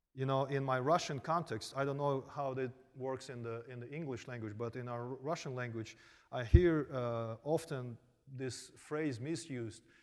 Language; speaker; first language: English; early bilingual, other home language; Korean